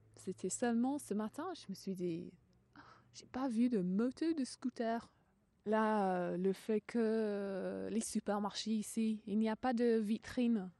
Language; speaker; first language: French; non-native, fluent; English